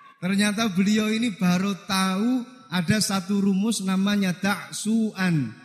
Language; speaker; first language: Indonesian; non-native, local second language; Javanese